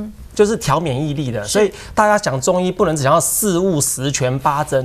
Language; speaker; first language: Chinese; native; Chinese